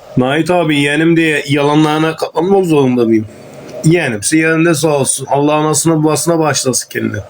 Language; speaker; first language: Turkish; native; Turkish